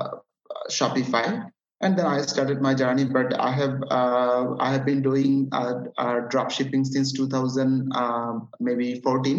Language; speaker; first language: English; non-native, local second language; Bangla